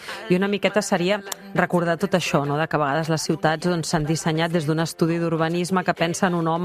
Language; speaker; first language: Catalan; native; Catalan